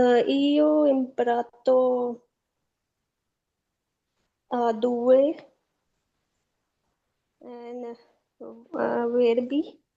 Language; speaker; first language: Italian; non-native, learner; Urdu